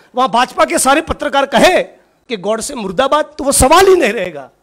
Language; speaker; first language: Hindi; non-native, local second language; Gujarati